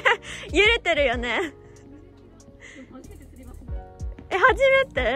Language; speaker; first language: Japanese; non-native, fluent; English